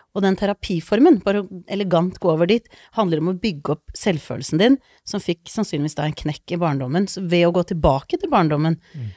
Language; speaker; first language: Norwegian; early bilingual, other home language; Icelandic